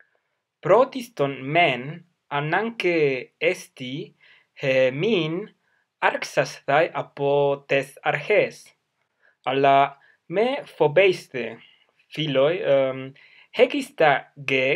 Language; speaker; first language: Greek; non-native, fluent; Spanish